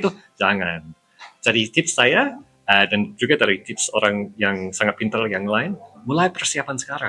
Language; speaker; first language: Indonesian; non-native, fluent; English